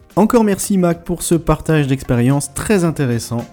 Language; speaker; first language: French; native; French